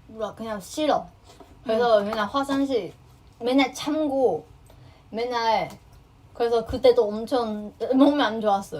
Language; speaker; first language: Korean; non-native, fluent; Chinese